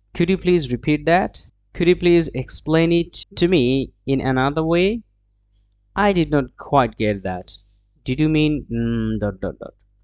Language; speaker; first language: English; non-native, local second language; Bangla